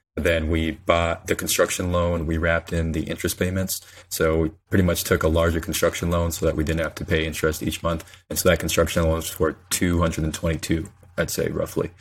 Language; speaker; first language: English; native; English